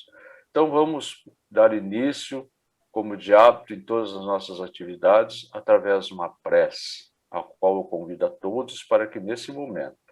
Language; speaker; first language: Portuguese; native; Portuguese